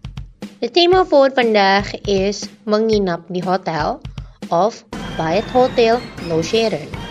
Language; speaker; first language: Dutch; non-native, learner; Indonesian